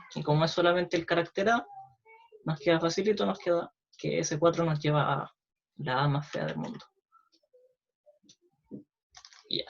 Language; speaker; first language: Spanish; native; Spanish